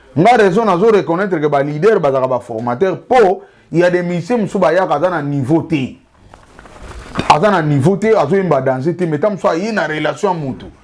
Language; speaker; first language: Lingala; native; Lingala